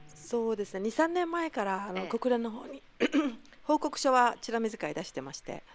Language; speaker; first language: Japanese; native; Japanese